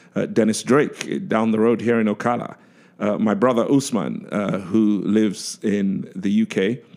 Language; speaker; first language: English; non-native, local second language; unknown